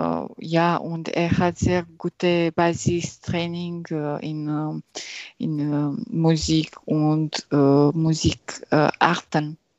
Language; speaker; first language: German; non-native, learner; French